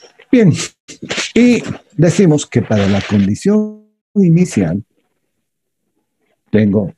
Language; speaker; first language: Spanish; native; Spanish